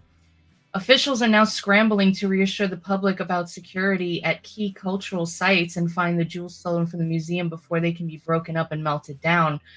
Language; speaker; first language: English; native; English